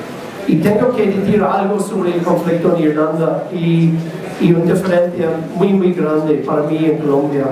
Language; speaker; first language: Spanish; non-native, learner; English